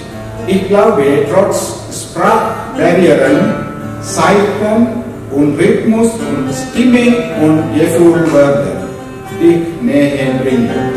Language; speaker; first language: German; non-native, learner; Sinhala